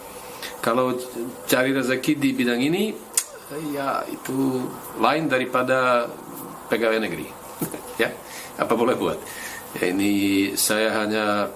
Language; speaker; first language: Indonesian; non-native, fluent; Slovak